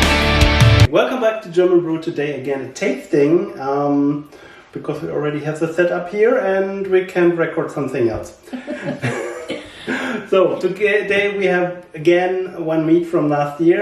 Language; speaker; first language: English; non-native, learner; German